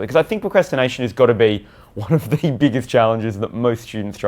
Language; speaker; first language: English; native; English